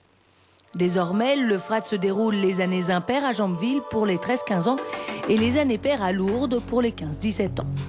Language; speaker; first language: French; native; French